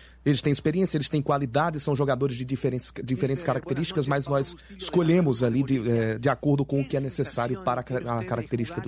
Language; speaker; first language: Portuguese; native; Portuguese